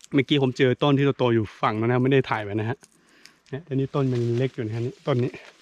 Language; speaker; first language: Thai; non-native, local second language; S'gaw Karen